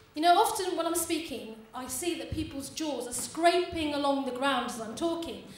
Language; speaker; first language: English; native; English